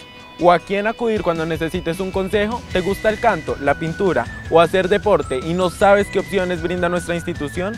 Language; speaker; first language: Spanish; native; Spanish